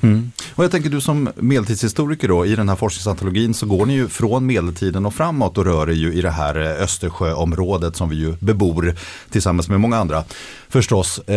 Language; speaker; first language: Swedish; native; Swedish